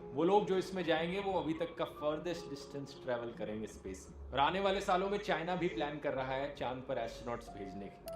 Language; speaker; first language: Hindi; native; Hindi